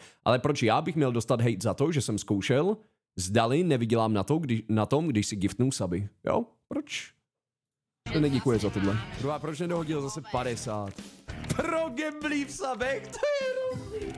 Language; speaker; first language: Czech; native; Czech